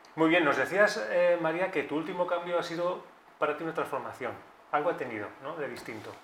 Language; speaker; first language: Spanish; native; Spanish